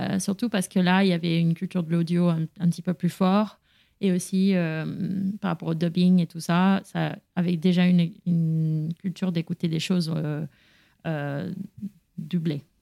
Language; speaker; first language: French; non-native, fluent; Spanish